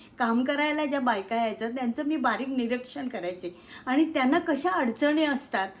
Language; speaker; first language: Marathi; native; Marathi